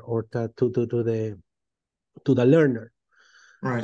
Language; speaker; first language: English; non-native, fluent; Spanish